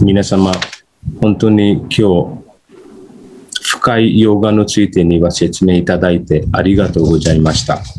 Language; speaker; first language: Japanese; non-native, fluent; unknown